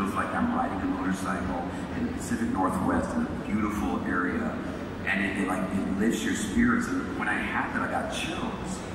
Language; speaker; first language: English; native; English